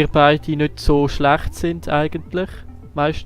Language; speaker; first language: German; native; German